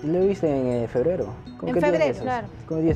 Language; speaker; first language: Spanish; native; Spanish